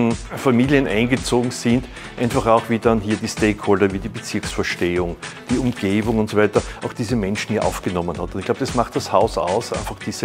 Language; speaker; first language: German; native; German